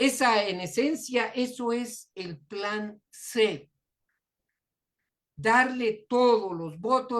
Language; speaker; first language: Spanish; native; Spanish